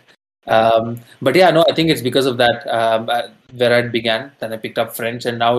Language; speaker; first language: English; non-native, local second language; Tamil